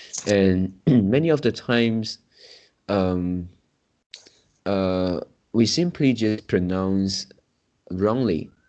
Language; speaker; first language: English; non-native, local second language; Chinese